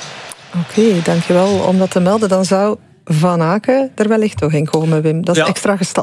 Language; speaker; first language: Dutch; native; Dutch